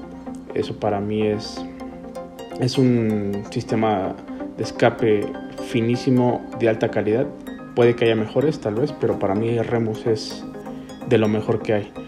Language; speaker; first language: Spanish; native; Spanish